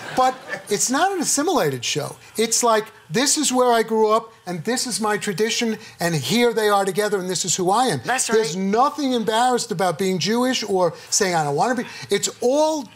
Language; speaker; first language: English; native; English